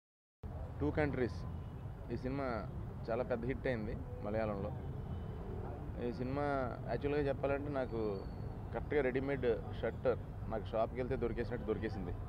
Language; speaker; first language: Telugu; native; Telugu